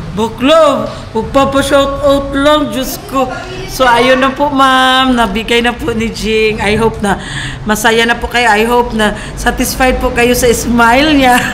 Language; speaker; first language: Filipino; non-native, local second language; Cebuano